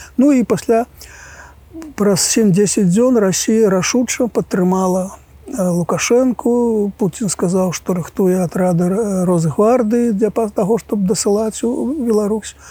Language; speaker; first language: Belarusian; native; Belarusian